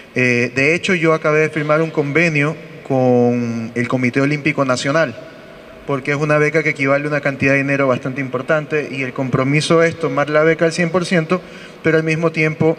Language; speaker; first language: Spanish; native; Spanish